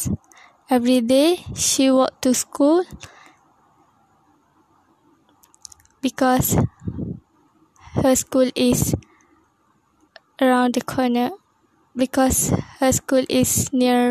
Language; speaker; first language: English; non-native, local second language; Malay